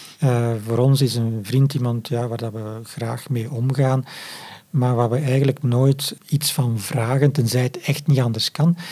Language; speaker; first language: Dutch; native; Dutch